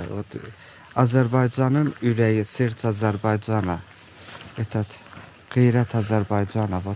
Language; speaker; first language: Russian; non-native, local second language; Azerbaijani